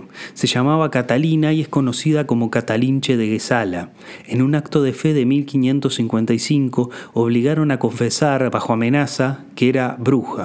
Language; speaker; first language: Spanish; native; Spanish